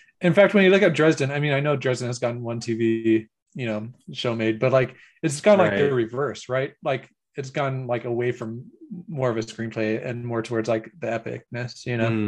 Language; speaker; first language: English; native; English